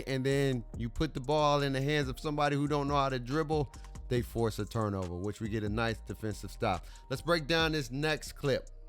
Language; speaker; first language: English; native; English